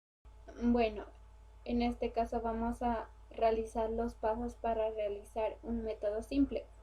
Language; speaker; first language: Spanish; native; Spanish